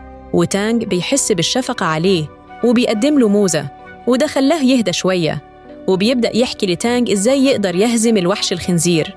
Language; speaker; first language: Arabic; native; Arabic